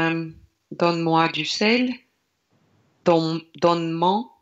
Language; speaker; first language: French; non-native, learner; Russian